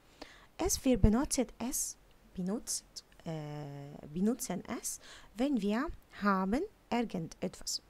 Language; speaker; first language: German; non-native, learner; Arabic